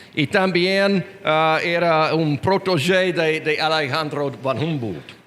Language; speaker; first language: Spanish; non-native, learner; English